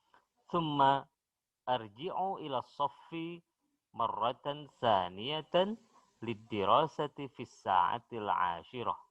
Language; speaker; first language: Arabic; non-native, fluent; Indonesian